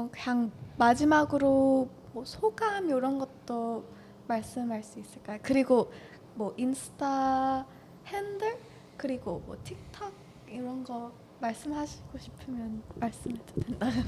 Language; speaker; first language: Korean; early bilingual, heritage; Korean